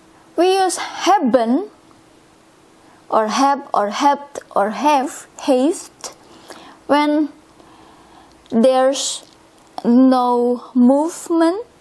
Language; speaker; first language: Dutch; non-native, fluent; Indonesian